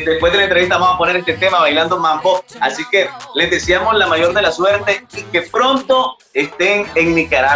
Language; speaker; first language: Spanish; native; Spanish